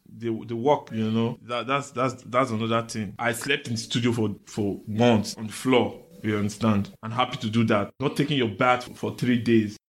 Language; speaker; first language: English; non-native, local second language; Bini